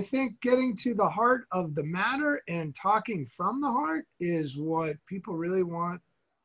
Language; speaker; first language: English; native; English